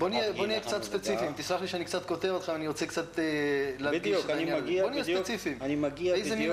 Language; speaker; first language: Hebrew; native; Hebrew